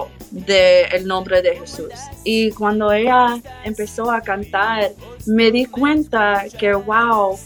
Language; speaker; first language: Spanish; early bilingual, heritage; English